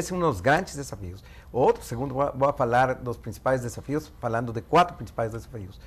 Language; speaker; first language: Portuguese; non-native, fluent; Spanish